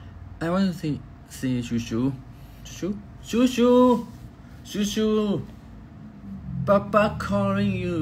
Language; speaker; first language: English; non-native, learner; Thai